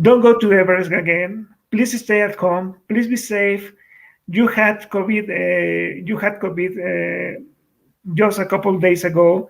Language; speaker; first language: English; non-native, fluent; Spanish